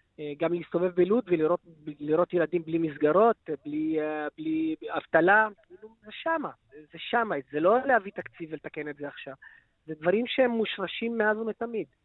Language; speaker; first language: Hebrew; non-native, local second language; Arabic